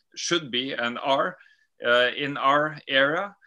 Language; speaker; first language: English; non-native, fluent; Norwegian